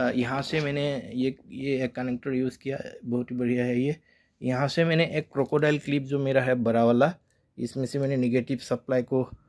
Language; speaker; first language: Hindi; non-native, local second language; Assamese